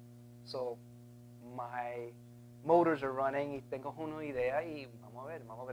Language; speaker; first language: Spanish; early bilingual, heritage; Spanish